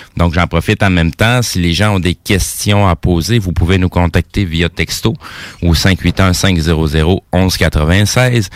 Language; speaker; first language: French; native; French